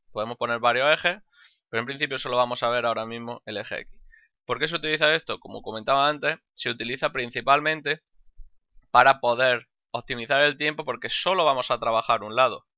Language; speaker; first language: Spanish; native; Spanish